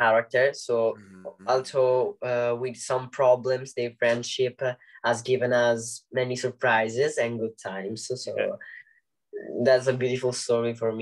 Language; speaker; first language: English; non-native, learner; Italian